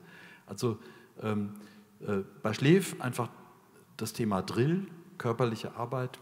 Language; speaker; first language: German; native; German